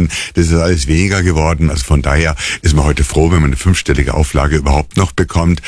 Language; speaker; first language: German; native; German